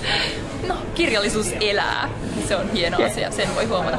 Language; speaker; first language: Finnish; native; Finnish